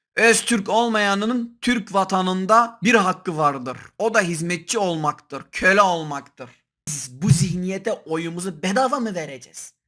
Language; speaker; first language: Turkish; non-native, local second language; Kurdish